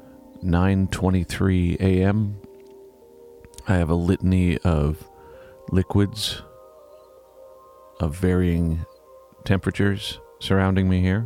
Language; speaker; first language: English; native; English